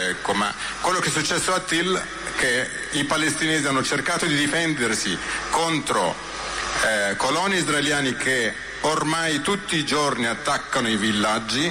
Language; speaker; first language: Italian; native; Italian